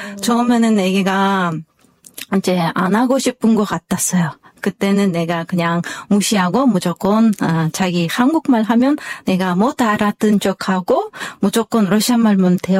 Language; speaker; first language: Korean; non-native, fluent; Kyrgyz